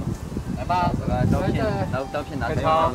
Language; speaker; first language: Chinese; native; Chinese